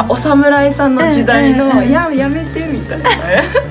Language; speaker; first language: Japanese; native; Japanese